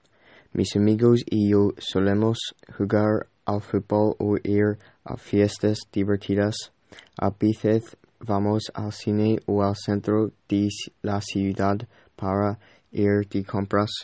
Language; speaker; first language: Spanish; non-native, learner; English